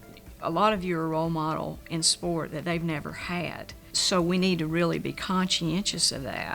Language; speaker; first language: English; native; English